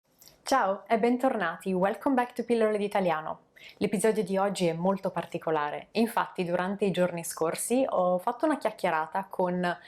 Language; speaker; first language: Italian; native; Italian